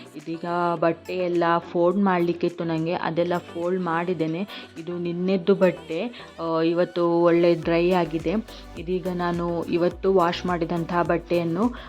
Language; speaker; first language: Kannada; non-native, local second language; Tulu